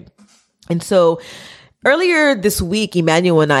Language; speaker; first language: English; early bilingual, other home language; Haitian Creole